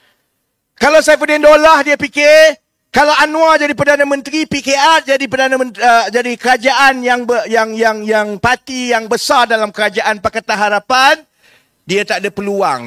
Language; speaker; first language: Malay; native; Malay